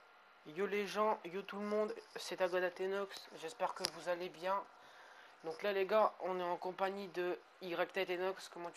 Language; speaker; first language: French; native; French